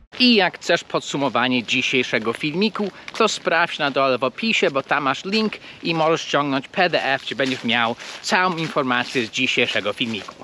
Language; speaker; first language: Polish; early bilingual, heritage; Polish